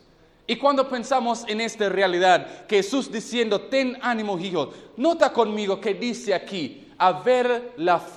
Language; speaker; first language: Spanish; non-native, fluent; English